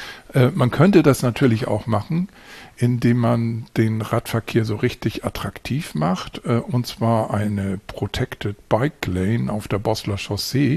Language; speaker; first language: German; native; German